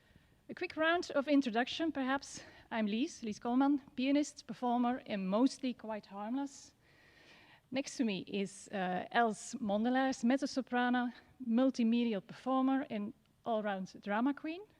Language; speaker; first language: English; non-native, fluent; Dutch